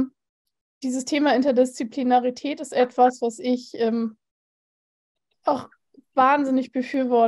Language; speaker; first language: German; native; German